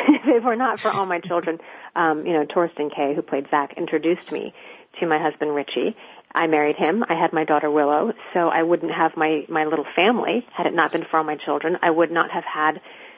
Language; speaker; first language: English; native; English